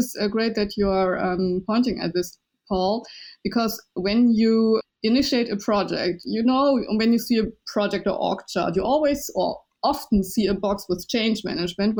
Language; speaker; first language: English; non-native, fluent; Chinese